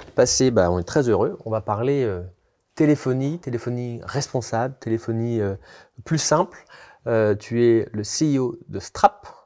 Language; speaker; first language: French; native; French